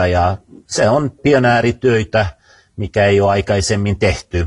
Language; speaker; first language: Finnish; early bilingual, heritage; Finnish